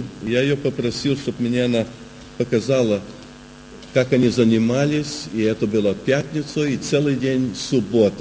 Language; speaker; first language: Russian; early bilingual, heritage; Russian